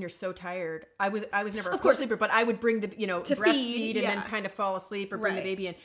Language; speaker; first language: English; native; English